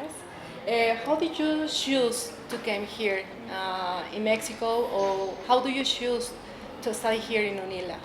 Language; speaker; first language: English; non-native, learner; Spanish